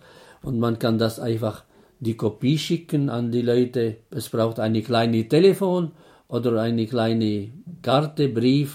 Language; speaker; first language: German; non-native, fluent; Arabic